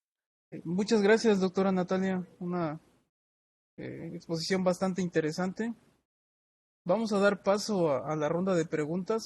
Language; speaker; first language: Spanish; native; Spanish